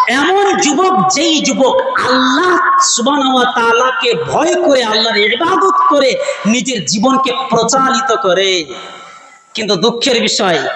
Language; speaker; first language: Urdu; non-native, local second language; Bangla